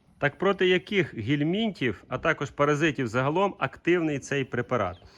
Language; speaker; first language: Ukrainian; non-native, local second language; Russian